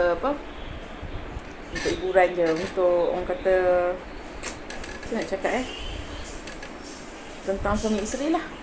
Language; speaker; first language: Malay; native; Malay